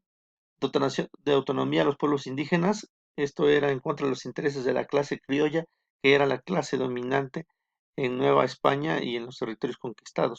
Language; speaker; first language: Spanish; native; Spanish